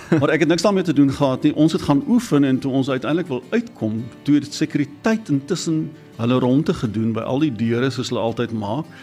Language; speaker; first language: Afrikaans; native; Afrikaans